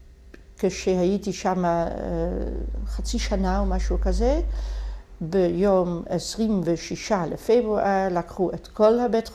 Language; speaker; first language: Hebrew; non-native, fluent; Dutch